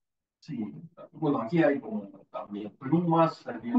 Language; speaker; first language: Spanish; non-native, fluent; Russian